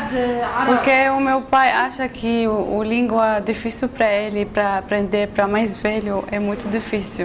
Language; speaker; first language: Portuguese; non-native, learner; Arabic